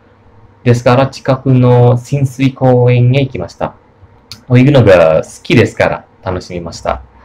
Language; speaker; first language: Japanese; non-native, learner; Indonesian